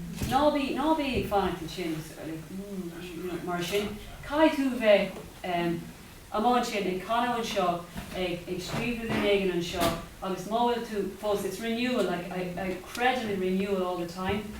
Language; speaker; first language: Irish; non-native, local second language; English